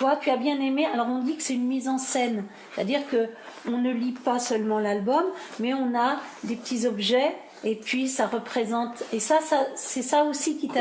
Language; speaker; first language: French; native; French